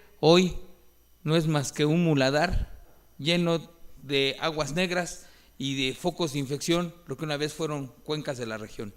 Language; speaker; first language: Spanish; native; Spanish